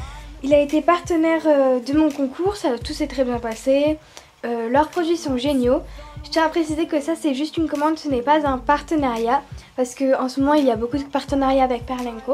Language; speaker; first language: French; native; French